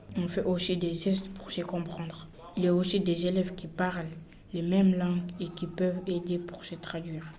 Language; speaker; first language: French; non-native, learner; Bambara